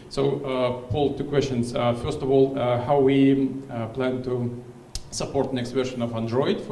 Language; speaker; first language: English; non-native, fluent; Russian